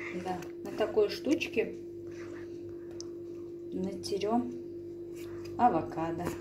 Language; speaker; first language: Russian; non-native, fluent; Turkmen